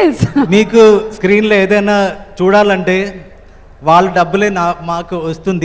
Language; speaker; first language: Telugu; non-native, learner; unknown